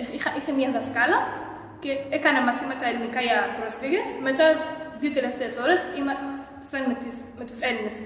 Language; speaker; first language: Greek; early bilingual, other home language; Persian